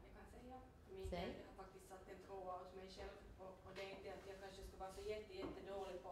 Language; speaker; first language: Swedish; native; Swedish